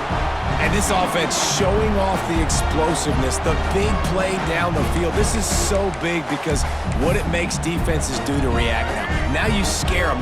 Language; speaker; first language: English; native; English